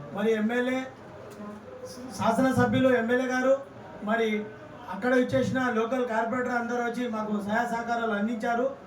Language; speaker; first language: Telugu; non-native, local second language; Lambadi